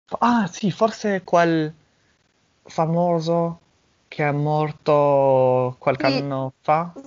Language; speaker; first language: Italian; non-native, fluent; English